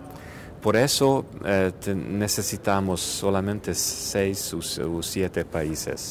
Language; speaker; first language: Spanish; non-native, fluent; Hungarian